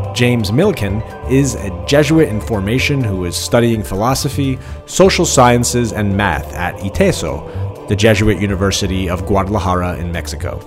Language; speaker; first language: English; native; English